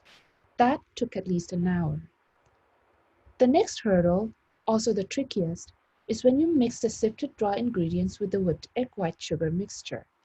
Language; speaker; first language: English; non-native, fluent; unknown